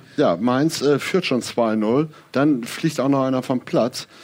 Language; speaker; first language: German; native; German